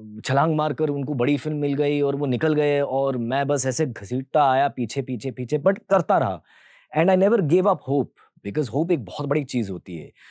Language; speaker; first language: Hindi; early bilingual, heritage; Hindi